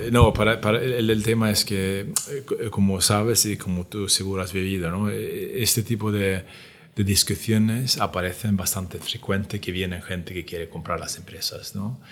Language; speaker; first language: Spanish; non-native, fluent; Swedish